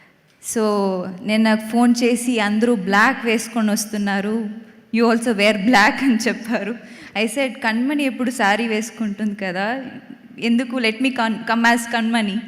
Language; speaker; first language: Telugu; non-native, local second language; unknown